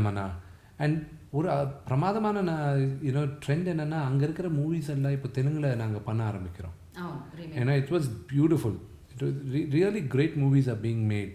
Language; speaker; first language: Tamil; non-native, local second language; Telugu